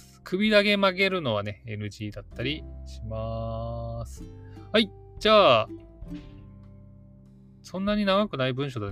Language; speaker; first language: Japanese; native; Japanese